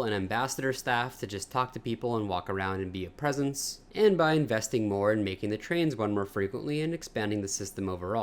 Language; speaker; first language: English; native; English